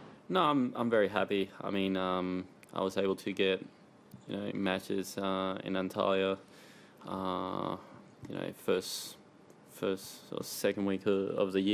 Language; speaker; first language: English; early bilingual, other home language; Spanish